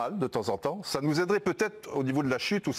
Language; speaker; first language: French; native; French